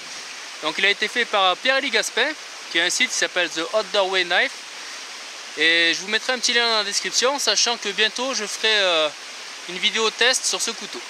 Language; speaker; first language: French; native; French